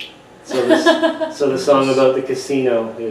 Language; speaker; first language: English; native; English